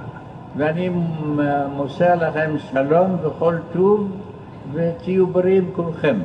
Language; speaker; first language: Hebrew; non-native, fluent; German